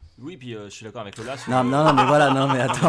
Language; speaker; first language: French; native; French